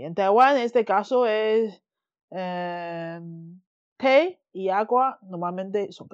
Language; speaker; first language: Spanish; non-native, fluent; Chinese